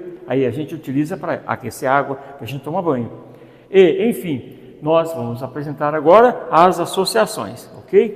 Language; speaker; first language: Portuguese; native; Portuguese